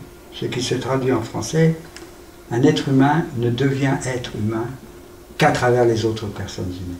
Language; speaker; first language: French; native; French